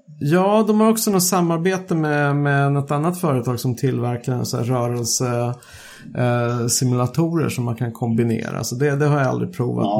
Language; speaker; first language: Swedish; native; Swedish